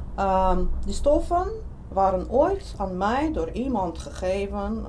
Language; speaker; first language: Dutch; non-native, fluent; Lithuanian